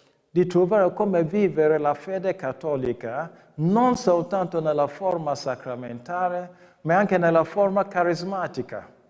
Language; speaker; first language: Italian; non-native, fluent; Akan